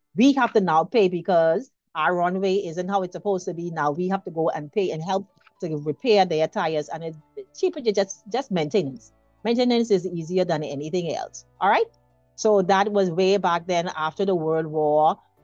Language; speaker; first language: English; native; English